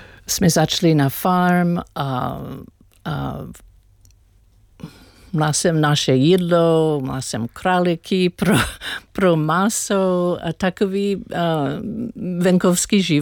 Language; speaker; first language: Czech; non-native, learner; English